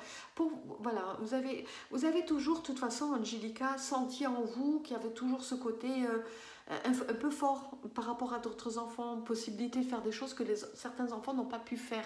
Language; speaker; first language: French; native; French